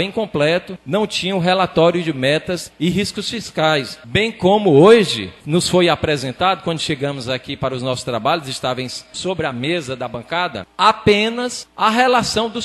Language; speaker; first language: Portuguese; native; Portuguese